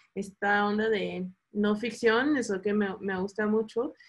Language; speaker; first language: Spanish; early bilingual, heritage; Spanish